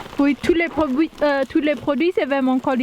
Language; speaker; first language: French; non-native, learner; Thai